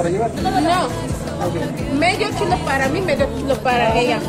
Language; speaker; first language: Spanish; non-native, learner; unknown